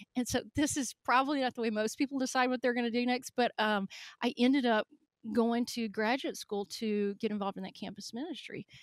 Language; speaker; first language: English; native; English